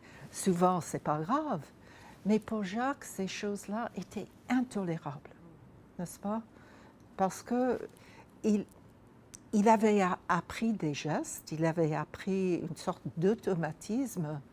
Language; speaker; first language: French; non-native, fluent; English